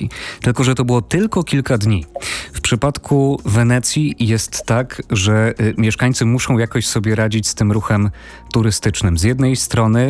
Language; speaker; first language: Polish; native; Polish